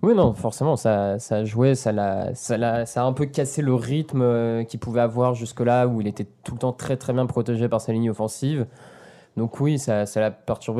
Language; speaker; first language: French; native; French